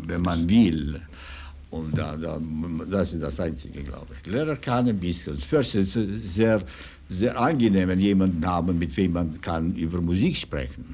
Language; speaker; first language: German; non-native, fluent; Russian